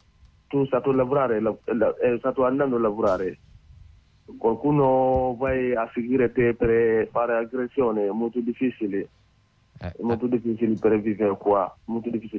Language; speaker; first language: Italian; non-native, learner; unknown